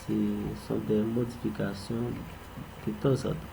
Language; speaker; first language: French; non-native, learner; Haitian Creole